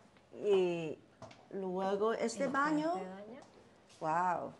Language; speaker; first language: Spanish; non-native, learner; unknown